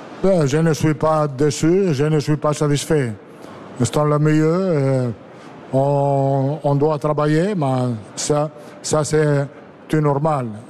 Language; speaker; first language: French; non-native, fluent; Italian